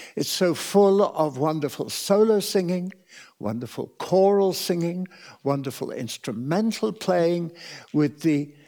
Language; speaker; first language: English; native; English